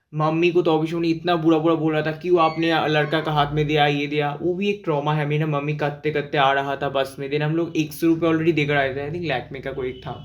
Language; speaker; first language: Hindi; non-native, local second language; Bangla